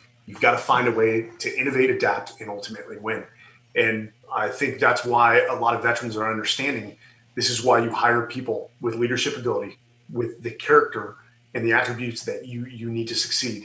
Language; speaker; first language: English; native; English